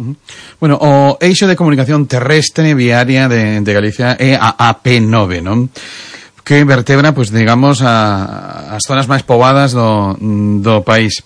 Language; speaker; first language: Galician; non-native, local second language; Spanish